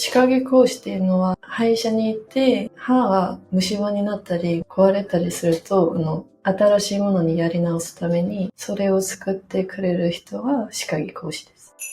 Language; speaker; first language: Japanese; non-native, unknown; Korean